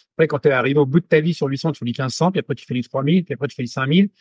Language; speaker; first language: French; native; French